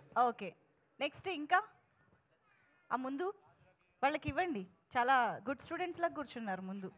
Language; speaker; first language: Telugu; native; Telugu